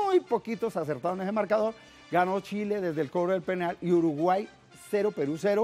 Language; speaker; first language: Spanish; native; Spanish